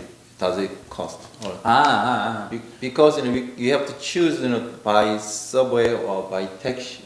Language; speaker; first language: English; non-native, learner; Korean